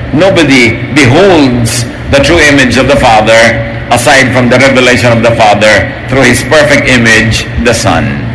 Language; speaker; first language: English; non-native, local second language; Filipino